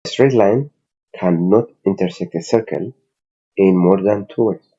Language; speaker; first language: English; non-native, local second language; Amharic